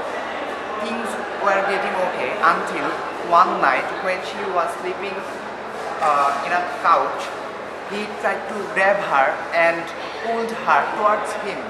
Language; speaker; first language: English; non-native, local second language; Bangla